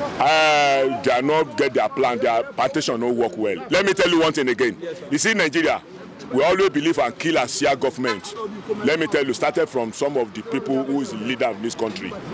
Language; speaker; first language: Nigerian Pidgin; non-native, local second language; Yoruba